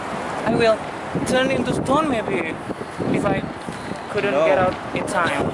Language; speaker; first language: English; non-native, learner; Indonesian